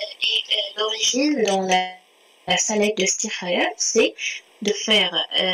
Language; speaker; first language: French; non-native, local second language; Arabic